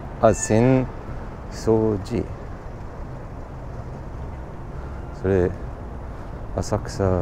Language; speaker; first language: Japanese; non-native, learner; English